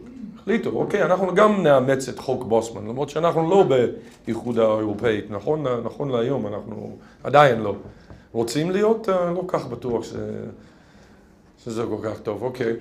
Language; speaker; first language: Hebrew; non-native, fluent; English